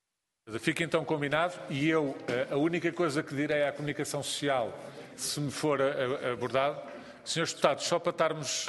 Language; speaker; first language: Portuguese; native; Portuguese